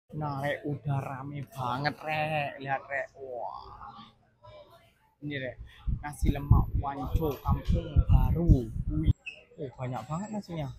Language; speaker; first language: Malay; non-native, local second language; Javanese